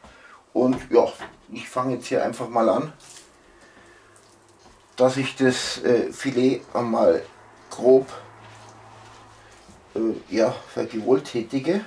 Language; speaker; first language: German; native; German